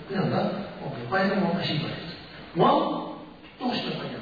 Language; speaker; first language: Russian; non-native, learner; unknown